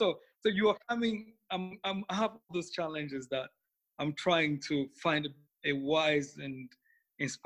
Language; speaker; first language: English; non-native, local second language; Kinyarwanda